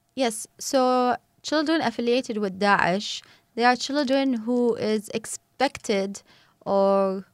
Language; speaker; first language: English; non-native, fluent; Arabic